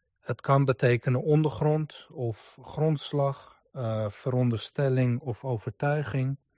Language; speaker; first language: Dutch; non-native, fluent; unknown